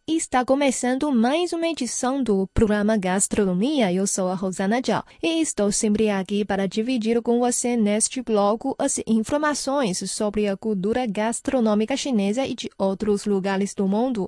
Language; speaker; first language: Portuguese; non-native, fluent; Chinese